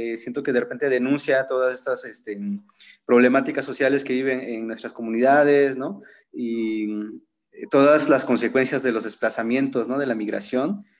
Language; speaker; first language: Spanish; non-native, local second language; Zapotec